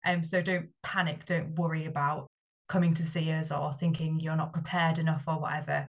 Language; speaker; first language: English; native; English